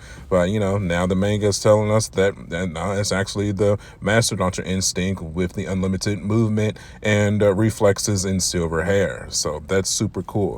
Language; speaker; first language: English; native; English